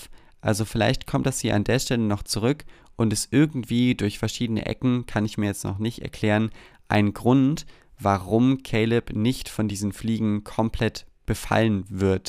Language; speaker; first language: German; native; German